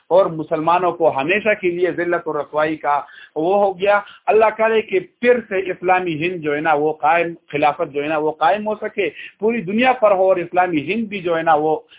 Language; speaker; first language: Urdu; non-native, local second language; Pashto